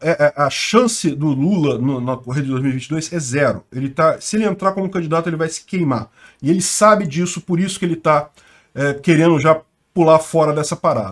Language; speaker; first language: Portuguese; native; Portuguese